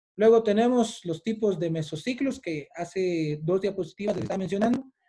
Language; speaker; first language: Spanish; native; Spanish